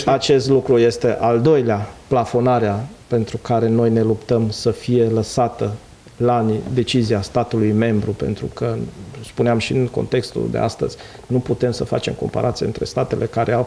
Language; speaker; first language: Romanian; native; Romanian